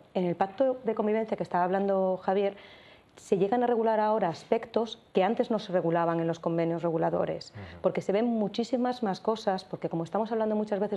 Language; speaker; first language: Spanish; native; Spanish